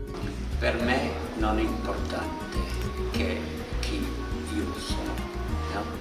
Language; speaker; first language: Italian; non-native, learner; German